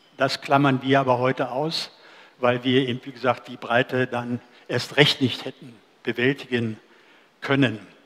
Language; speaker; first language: German; native; German